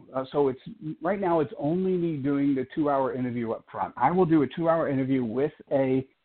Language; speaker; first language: English; native; English